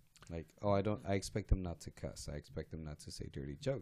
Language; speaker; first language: English; native; English